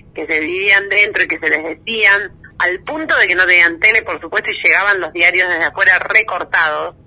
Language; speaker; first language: Spanish; native; Spanish